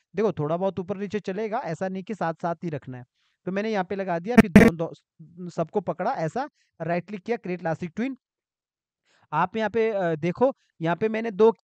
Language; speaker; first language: Hindi; native; Hindi